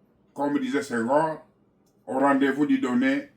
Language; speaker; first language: French; non-native, local second language; Kongo